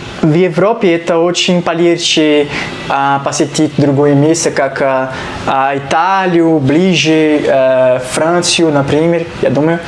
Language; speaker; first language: Russian; non-native, learner; Portuguese